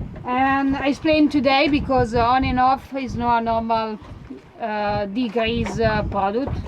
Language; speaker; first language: English; non-native, learner; Spanish